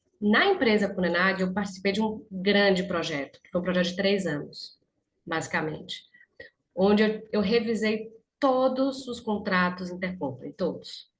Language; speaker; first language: Portuguese; native; Portuguese